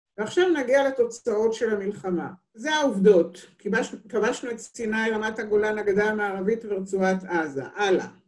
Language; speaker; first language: Hebrew; native; Hebrew